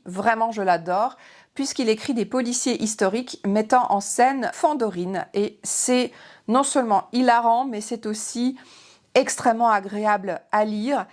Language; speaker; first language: French; native; French